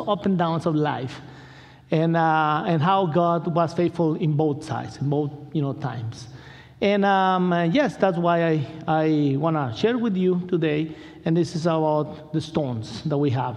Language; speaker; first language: English; non-native, learner; Spanish